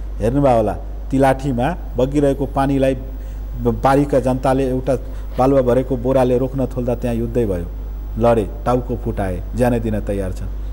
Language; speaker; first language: Nepali; non-native, local second language; Maithili